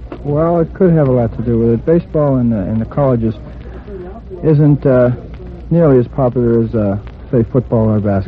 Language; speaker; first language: English; native; English